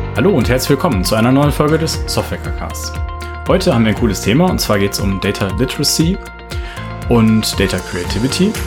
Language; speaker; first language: German; native; German